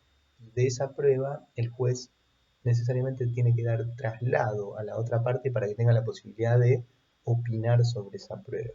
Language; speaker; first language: Spanish; native; Spanish